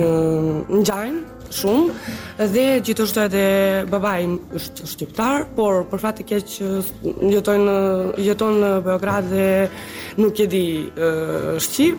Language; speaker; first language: Albanian; non-native, learner; Serbian